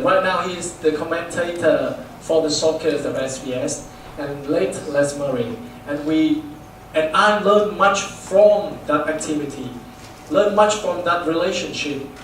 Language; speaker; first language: English; non-native, fluent; Vietnamese